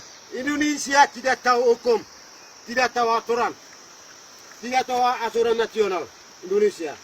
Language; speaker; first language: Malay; non-native, local second language; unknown